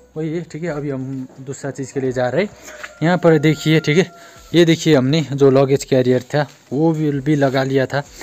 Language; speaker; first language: Hindi; non-native, local second language; Nepali